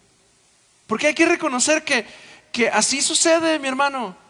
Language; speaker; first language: Spanish; native; Spanish